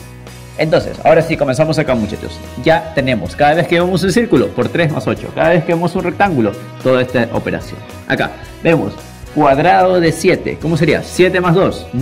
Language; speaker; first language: Spanish; native; Spanish